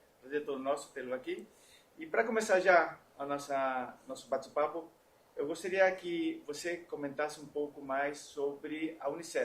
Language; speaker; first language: Portuguese; non-native, fluent; Spanish